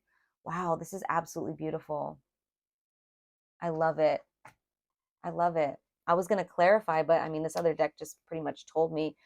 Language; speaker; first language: English; native; English